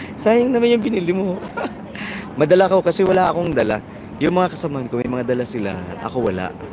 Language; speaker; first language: Filipino; non-native, local second language; Bikol